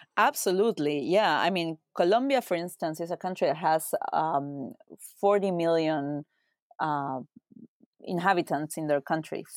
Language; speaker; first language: English; non-native, fluent; Spanish